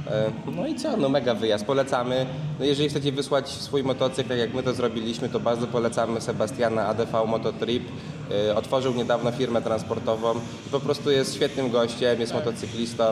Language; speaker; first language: Polish; native; Polish